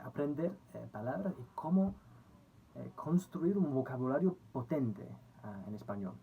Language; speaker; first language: Spanish; non-native, fluent; English